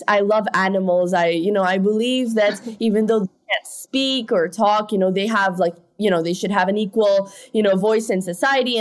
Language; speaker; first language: English; non-native, local second language; Hindi